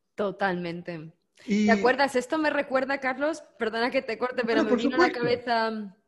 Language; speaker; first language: Spanish; native; Spanish